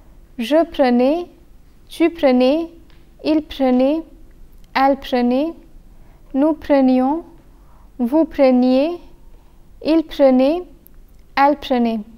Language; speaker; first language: French; non-native, fluent; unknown